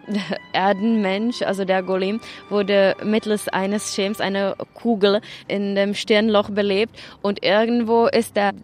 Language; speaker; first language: German; non-native, fluent; Czech